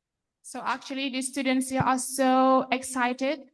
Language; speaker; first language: English; non-native, fluent; Indonesian